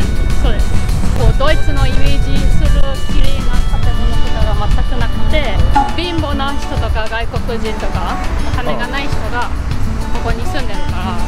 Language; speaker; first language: Japanese; non-native, fluent; German